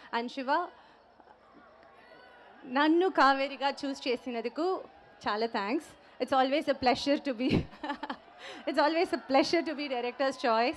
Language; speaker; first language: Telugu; non-native, local second language; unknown